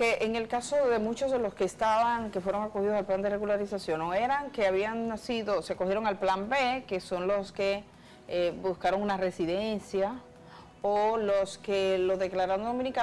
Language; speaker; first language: Spanish; native; Spanish